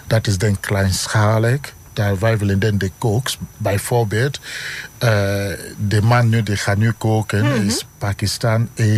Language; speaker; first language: Dutch; non-native, learner; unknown